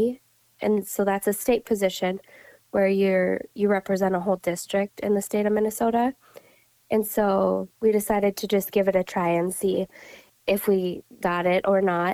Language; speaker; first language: English; native; English